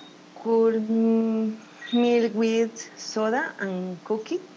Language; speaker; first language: English; non-native, learner; Spanish